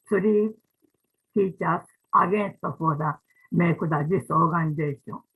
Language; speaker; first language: English; non-native, learner; Japanese